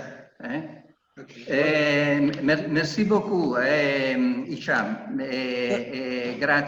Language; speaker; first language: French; non-native, learner; Italian